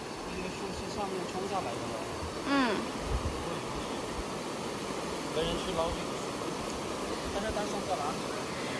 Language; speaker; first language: Chinese; native; Chinese